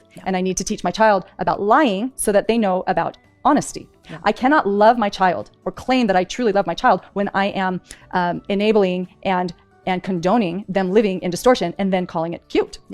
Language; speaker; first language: English; native; English